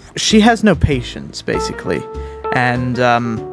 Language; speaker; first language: English; native; English